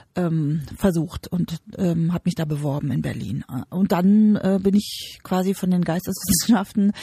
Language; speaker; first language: German; native; German